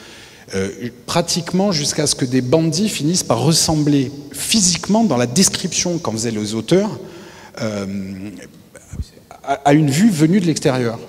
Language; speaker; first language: French; native; French